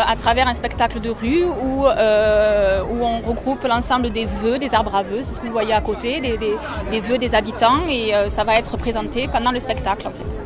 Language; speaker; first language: French; native; French